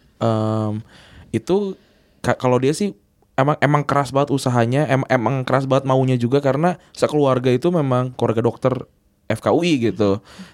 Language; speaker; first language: Indonesian; native; Indonesian